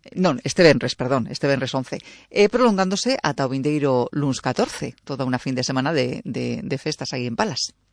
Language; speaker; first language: Galician; native; Galician